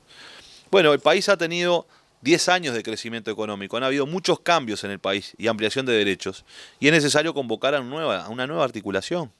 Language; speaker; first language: Spanish; native; Spanish